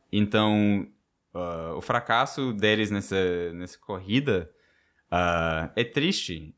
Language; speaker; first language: Portuguese; non-native, fluent; English